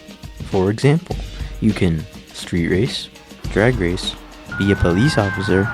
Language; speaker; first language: English; native; English